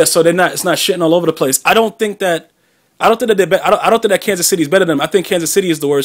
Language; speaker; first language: English; native; English